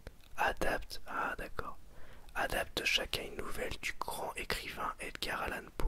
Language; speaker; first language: French; native; French